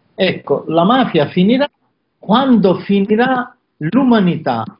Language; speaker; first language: Italian; native; Italian